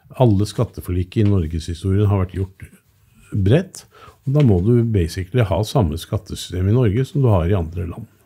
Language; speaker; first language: Norwegian; native; Norwegian